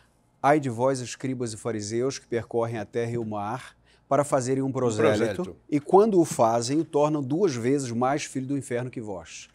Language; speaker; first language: Portuguese; native; Portuguese